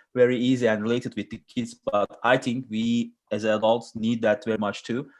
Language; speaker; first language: English; non-native, learner; Turkish